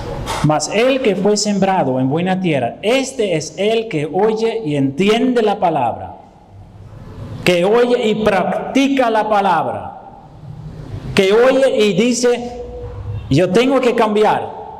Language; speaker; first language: Spanish; non-native, fluent; Dutch